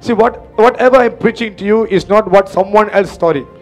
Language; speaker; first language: English; non-native, local second language; Tamil